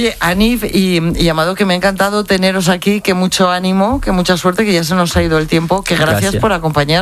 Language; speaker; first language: Spanish; native; Spanish